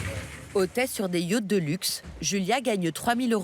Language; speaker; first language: French; native; French